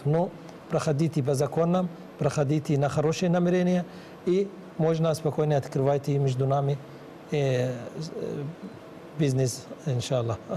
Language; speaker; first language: Russian; non-native, learner; Arabic